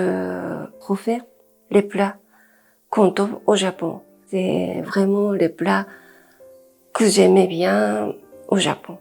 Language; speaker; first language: French; non-native, fluent; Japanese